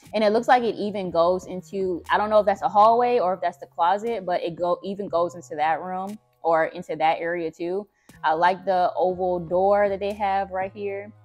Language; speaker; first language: English; native; English